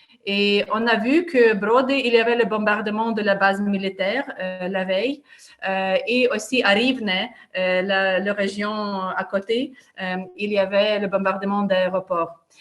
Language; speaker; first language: French; non-native, fluent; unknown